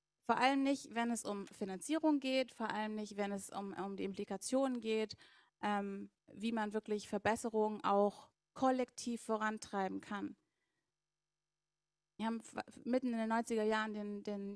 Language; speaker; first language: German; native; German